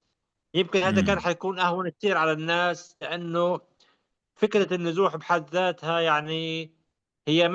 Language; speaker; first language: Arabic; native; Arabic